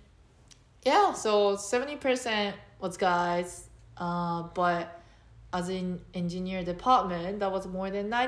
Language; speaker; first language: English; non-native, fluent; Japanese